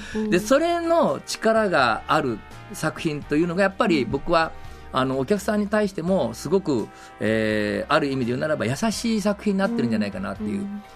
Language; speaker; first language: Japanese; native; Japanese